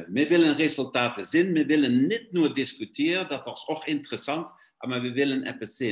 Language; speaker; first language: German; non-native, fluent; Luxembourgish